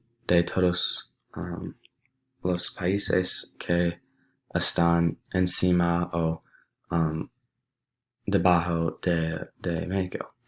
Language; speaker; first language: Spanish; non-native, learner; English